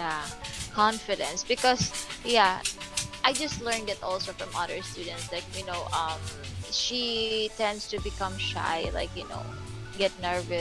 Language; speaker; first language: English; non-native, local second language; Filipino